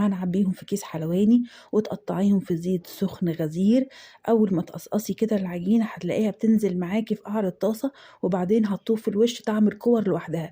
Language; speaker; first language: Arabic; native; Arabic